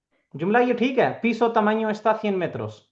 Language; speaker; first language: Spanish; non-native, learner; Urdu